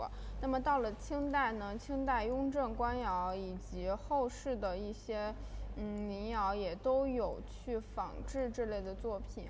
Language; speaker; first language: Chinese; native; Chinese